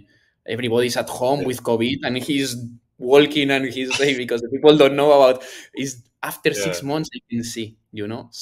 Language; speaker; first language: English; non-native, learner; Spanish